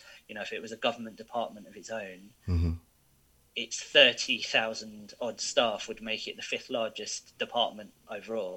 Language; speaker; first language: English; native; English